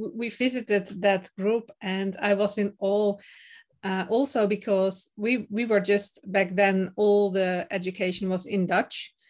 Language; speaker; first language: English; non-native, fluent; Dutch